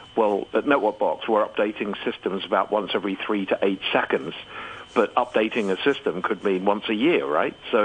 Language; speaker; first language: English; native; English